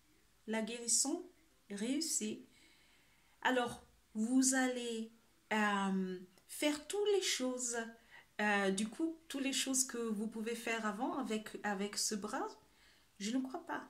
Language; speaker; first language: French; non-native, fluent; Spanish